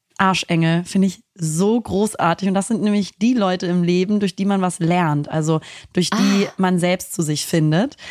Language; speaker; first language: German; native; German